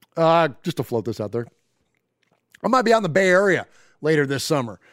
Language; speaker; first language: English; native; English